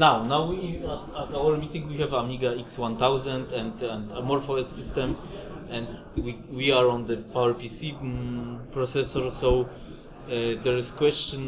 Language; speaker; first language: English; non-native, fluent; Polish